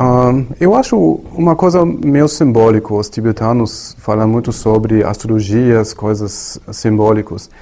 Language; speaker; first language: Portuguese; non-native, learner; German